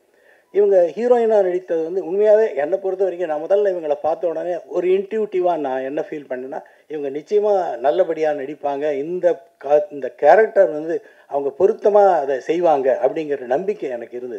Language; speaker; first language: Tamil; native; Tamil